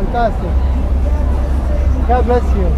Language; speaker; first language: English; non-native, learner; Croatian